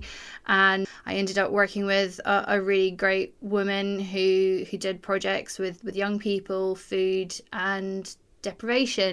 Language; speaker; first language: English; native; English